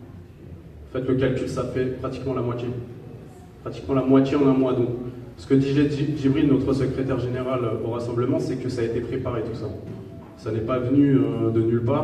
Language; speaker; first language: French; native; French